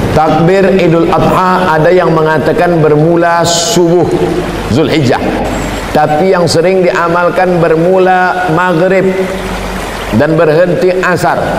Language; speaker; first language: Malay; native; Malay